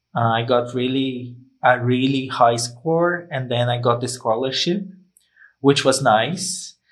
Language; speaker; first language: English; non-native, fluent; Portuguese